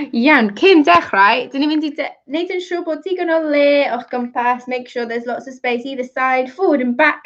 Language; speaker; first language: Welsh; non-native, learner; English